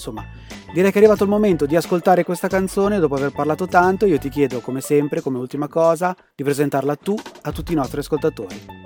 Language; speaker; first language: Italian; native; Italian